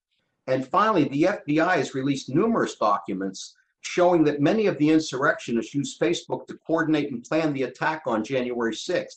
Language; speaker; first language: English; native; English